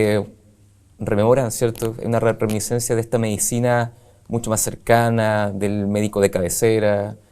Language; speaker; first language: Spanish; native; Spanish